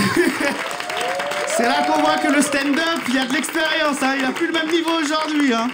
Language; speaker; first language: French; native; French